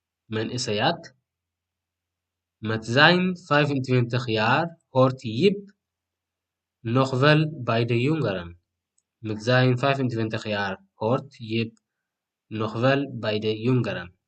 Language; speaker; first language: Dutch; non-native, learner; Tigrinya